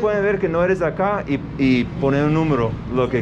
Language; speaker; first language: Spanish; non-native, fluent; English